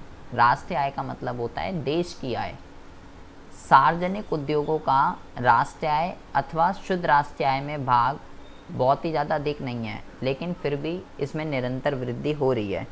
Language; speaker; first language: Hindi; native; Hindi